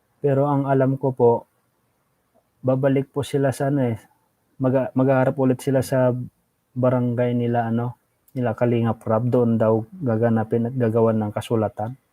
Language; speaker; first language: Filipino; non-native, local second language; Iloko